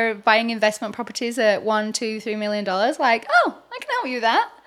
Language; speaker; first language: English; native; English